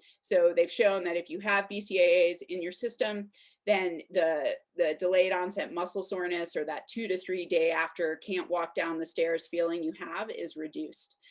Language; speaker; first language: English; native; English